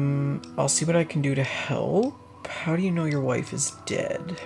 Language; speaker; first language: English; native; English